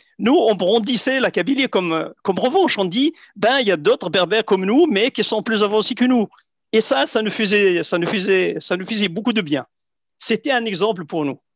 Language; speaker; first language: French; non-native, local second language; Central Atlas Tamazight